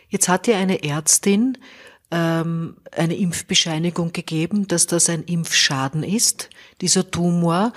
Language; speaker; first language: German; native; German